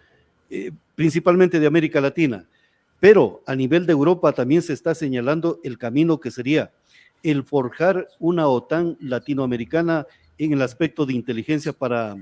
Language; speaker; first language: Spanish; native; Spanish